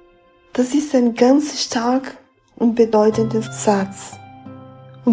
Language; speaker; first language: German; non-native, fluent; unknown